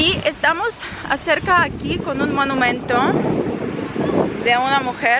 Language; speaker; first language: Spanish; non-native, fluent; Ukrainian